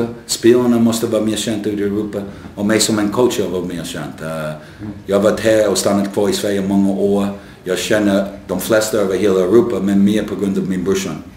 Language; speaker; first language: Swedish; non-native, fluent; English